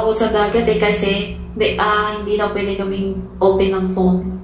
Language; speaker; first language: Filipino; non-native, learner; Chinese